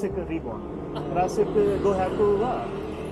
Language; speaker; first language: Japanese; non-native, learner; Hindi